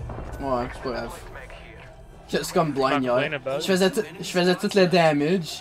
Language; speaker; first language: French; native; French